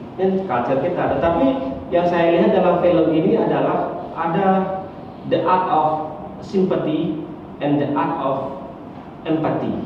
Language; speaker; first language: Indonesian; non-native, local second language; Achinese